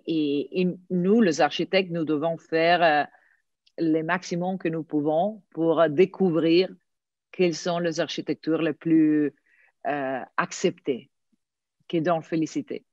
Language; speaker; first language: French; non-native, fluent; Italian